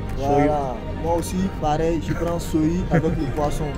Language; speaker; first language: French; native; French